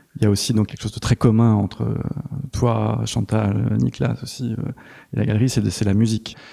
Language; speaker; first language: French; native; French